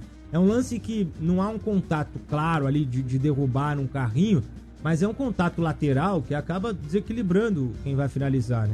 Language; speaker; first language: Portuguese; native; Portuguese